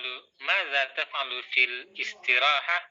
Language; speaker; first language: Arabic; non-native, learner; Indonesian